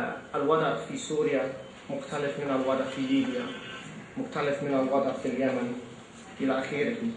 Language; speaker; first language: Arabic; non-native, fluent; English